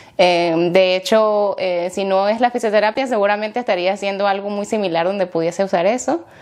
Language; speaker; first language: Spanish; native; Spanish